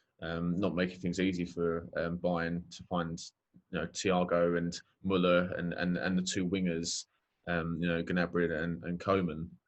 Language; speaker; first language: English; native; English